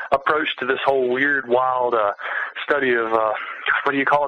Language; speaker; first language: English; native; English